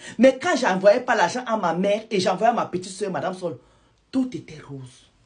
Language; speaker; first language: French; non-native, local second language; Lingala